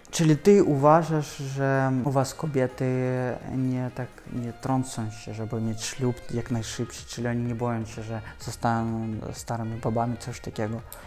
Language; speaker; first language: Polish; non-native, fluent; Russian